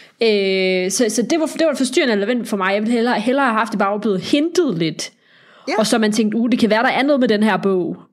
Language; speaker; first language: Danish; native; Danish